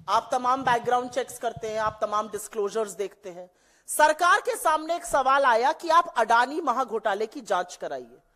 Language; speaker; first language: Hindi; native; Hindi